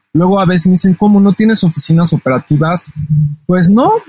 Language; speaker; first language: Spanish; native; Spanish